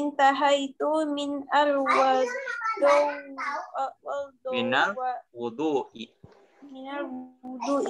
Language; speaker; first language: Arabic; non-native, learner; Indonesian